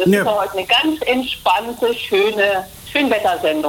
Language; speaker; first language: German; native; German